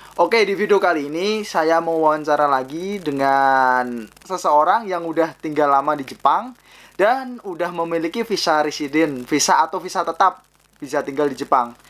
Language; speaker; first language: Indonesian; native; Indonesian